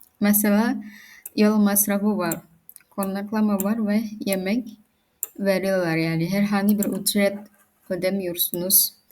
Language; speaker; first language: Turkish; non-native, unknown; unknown